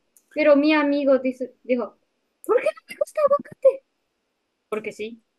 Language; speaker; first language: Spanish; non-native, learner; Japanese